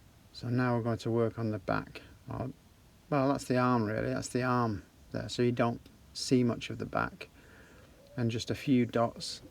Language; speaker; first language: English; native; English